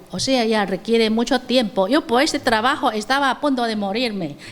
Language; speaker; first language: Spanish; non-native, fluent; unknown